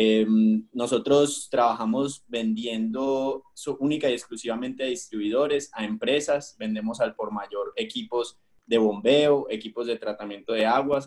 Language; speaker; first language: Spanish; native; Spanish